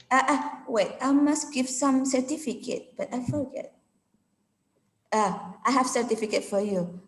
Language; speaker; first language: English; non-native, learner; Indonesian